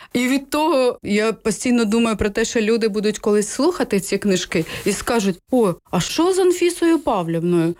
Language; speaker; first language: Ukrainian; native; Ukrainian